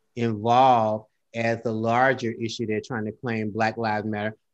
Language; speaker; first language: English; native; English